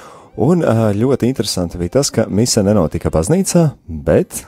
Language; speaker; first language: Latvian; native; Latvian